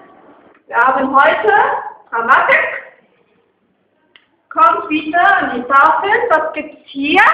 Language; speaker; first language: German; non-native, fluent; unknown